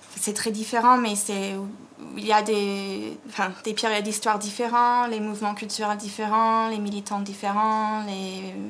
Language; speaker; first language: French; non-native, fluent; English